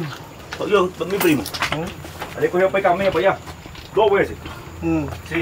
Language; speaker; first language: Spanish; native; Spanish